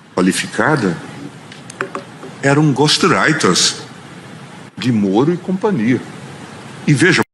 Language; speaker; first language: Portuguese; native; Portuguese